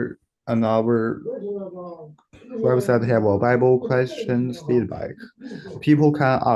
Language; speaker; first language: English; non-native, learner; Chinese